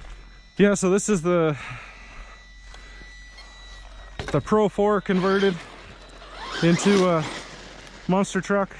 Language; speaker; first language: English; native; English